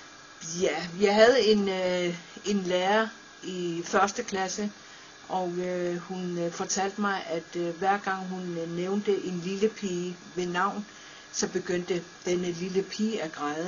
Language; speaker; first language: Danish; non-native, local second language; Kalaallisut